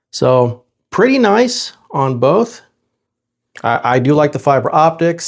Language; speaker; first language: English; native; English